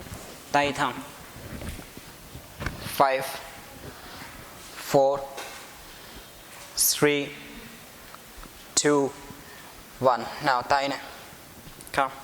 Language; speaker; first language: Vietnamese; non-native, learner; Hindi